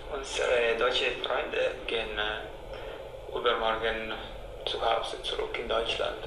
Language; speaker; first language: German; non-native, learner; Italian